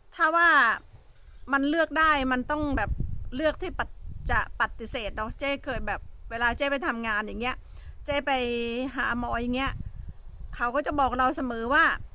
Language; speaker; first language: Thai; native; Thai